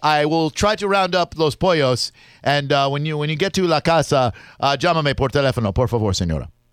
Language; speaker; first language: Spanish; non-native, learner; English